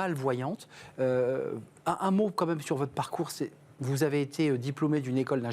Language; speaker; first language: French; native; French